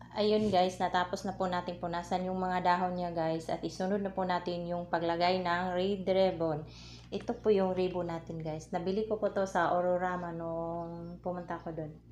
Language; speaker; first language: Filipino; non-native, local second language; Cebuano